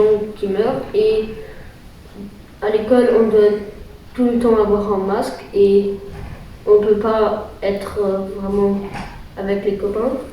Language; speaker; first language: French; early bilingual, heritage; French